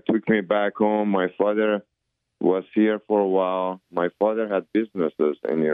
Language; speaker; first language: English; early bilingual, other home language; Persian